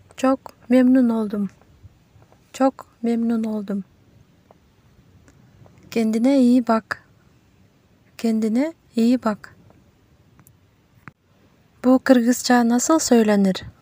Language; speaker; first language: Turkish; non-native, fluent; Kyrgyz